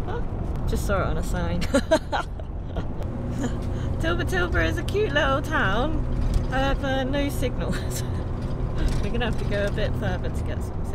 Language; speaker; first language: English; native; English